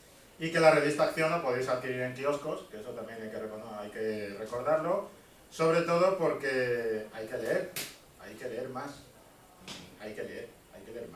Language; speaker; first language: Spanish; native; Spanish